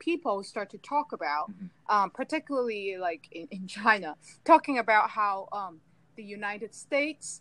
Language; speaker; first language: English; non-native, local second language; Cantonese